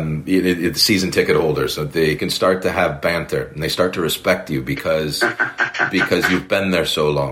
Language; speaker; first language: English; native; English